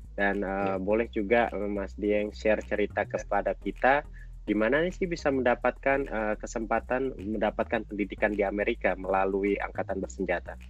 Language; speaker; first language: Indonesian; native; Indonesian